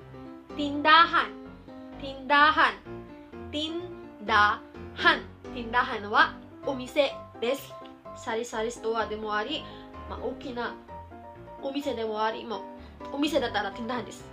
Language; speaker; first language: Japanese; non-native, fluent; Filipino